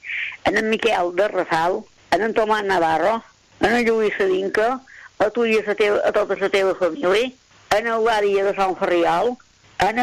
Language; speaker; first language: Catalan; native; Catalan